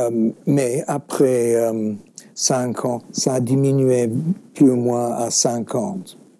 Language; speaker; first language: French; non-native, fluent; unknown